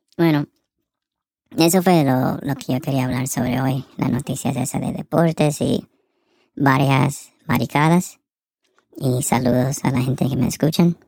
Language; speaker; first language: Spanish; early bilingual, heritage; Spanish